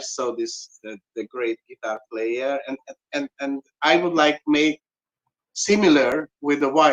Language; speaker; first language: English; non-native, learner; Hungarian